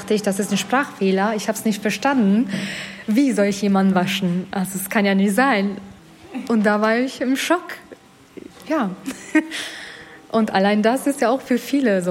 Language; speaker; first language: German; non-native, fluent; Albanian